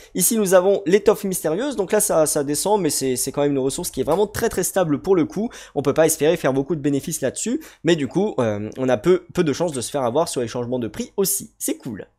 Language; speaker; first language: French; native; French